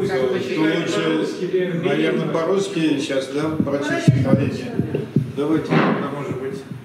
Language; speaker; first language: Russian; native; Russian